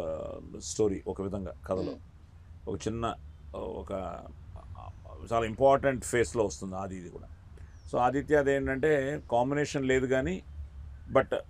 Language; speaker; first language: Telugu; native; Telugu